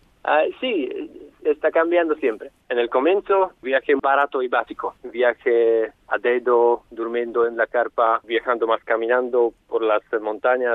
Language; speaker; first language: Spanish; non-native, fluent; Slovak